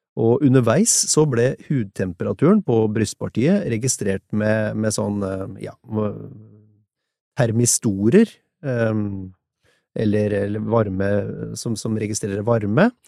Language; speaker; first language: Norwegian; native; Norwegian